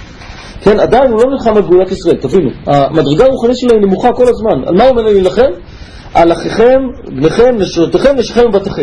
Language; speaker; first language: Hebrew; native; Hebrew